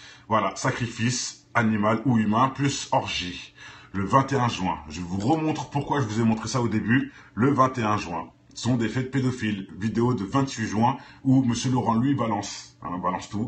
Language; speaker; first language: French; native; French